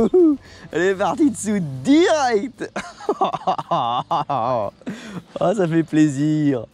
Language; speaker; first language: French; native; French